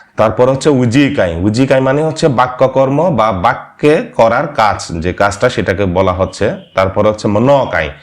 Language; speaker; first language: Bangla; non-native, local second language; Marma